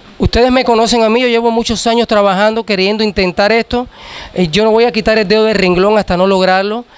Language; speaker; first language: Spanish; native; Spanish